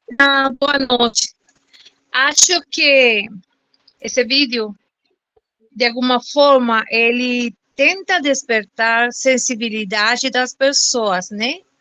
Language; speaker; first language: Portuguese; non-native, fluent; Spanish